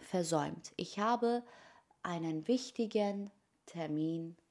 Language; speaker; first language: German; non-native, fluent; Persian